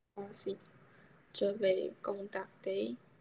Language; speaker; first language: French; non-native, learner; Chinese